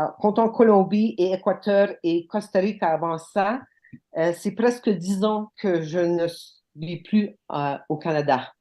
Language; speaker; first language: French; non-native, local second language; English